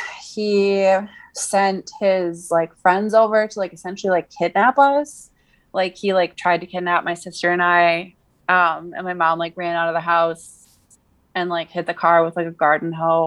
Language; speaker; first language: English; native; English